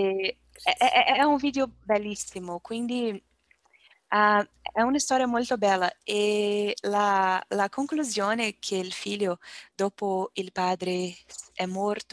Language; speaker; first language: Italian; non-native, learner; Portuguese